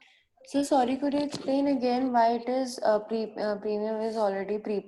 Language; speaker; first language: English; non-native, local second language; Hindi